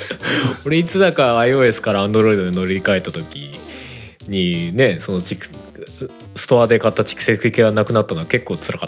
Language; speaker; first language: Japanese; native; Japanese